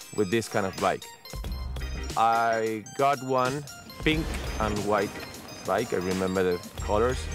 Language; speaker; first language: English; non-native, fluent; Spanish